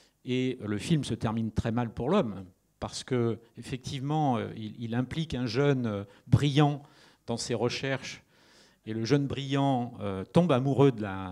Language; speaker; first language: French; native; French